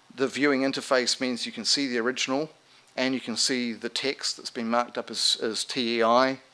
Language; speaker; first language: English; native; English